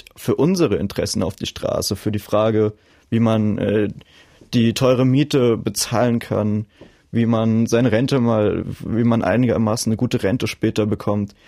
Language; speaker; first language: German; native; German